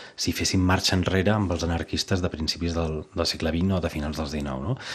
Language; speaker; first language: Catalan; native; Catalan